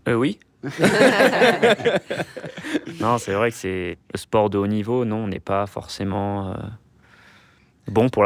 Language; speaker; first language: French; native; French